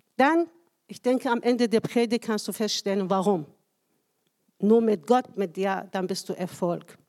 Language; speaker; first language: German; non-native, fluent; Persian